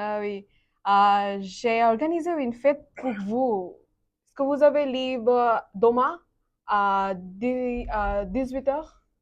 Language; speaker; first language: French; non-native, learner; Bangla